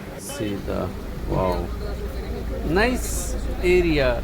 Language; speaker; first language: Hindi; non-native, local second language; Kannada